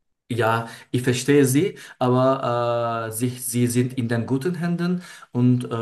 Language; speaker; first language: German; non-native, learner; Turkish